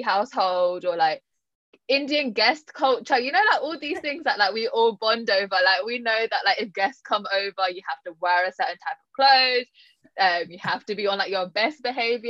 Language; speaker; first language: English; native; English